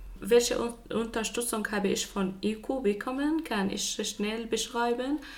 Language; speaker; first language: German; non-native, fluent; Arabic